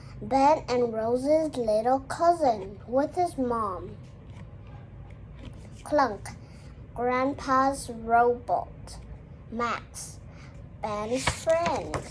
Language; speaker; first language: English; non-native, learner; Vietnamese